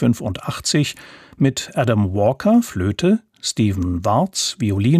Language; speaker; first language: German; native; German